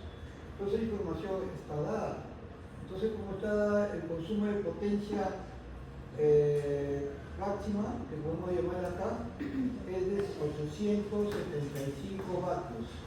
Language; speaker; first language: Spanish; native; Spanish